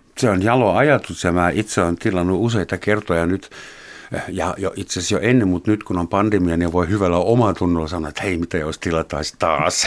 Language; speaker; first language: Finnish; non-native, fluent; German